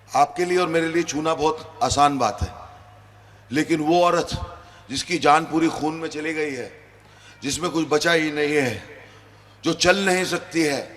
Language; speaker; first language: Hindi; non-native, local second language; Punjabi